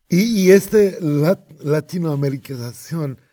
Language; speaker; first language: Spanish; non-native, fluent; Arabic